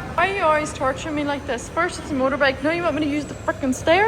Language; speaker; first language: English; native; English